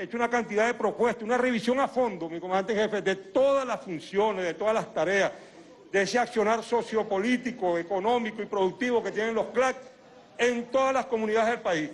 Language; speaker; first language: Spanish; native; Spanish